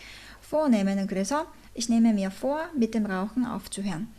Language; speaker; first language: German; non-native, fluent; Korean